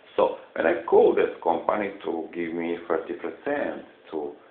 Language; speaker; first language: English; non-native, learner; Serbian